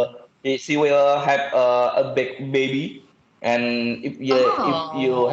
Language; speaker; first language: English; non-native, learner; Indonesian